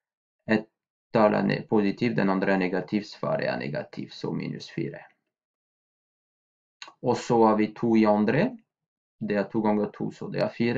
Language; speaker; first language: Norwegian; non-native, fluent; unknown